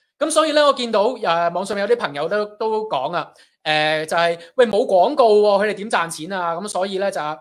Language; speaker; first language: Cantonese; native; Cantonese